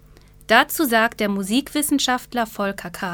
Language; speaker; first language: German; native; German